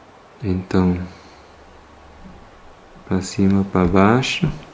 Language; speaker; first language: Portuguese; non-native, fluent; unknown